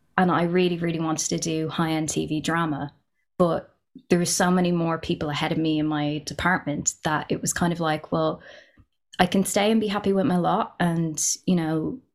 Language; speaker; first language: English; native; English